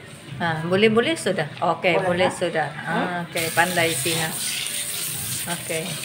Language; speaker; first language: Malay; non-native, fluent; Filipino